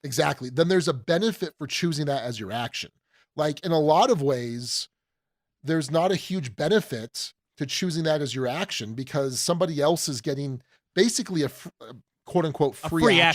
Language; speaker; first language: English; native; English